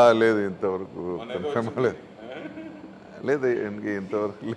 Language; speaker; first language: Telugu; non-native, fluent; Tamil